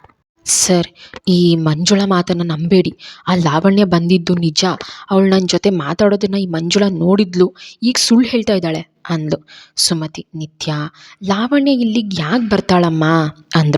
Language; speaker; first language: Kannada; native; Kannada